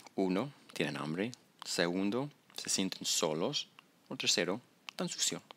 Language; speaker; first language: Spanish; non-native, fluent; English